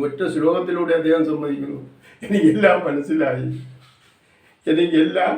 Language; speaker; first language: Malayalam; native; Malayalam